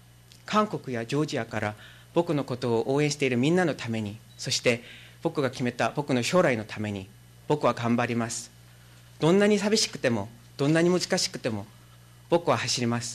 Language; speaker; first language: Japanese; non-native, learner; Korean